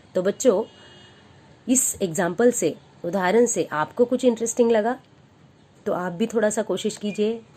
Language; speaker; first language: Hindi; non-native, local second language; Marathi